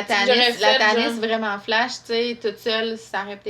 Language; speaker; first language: French; native; French